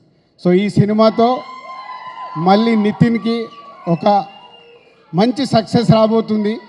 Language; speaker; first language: Telugu; native; Telugu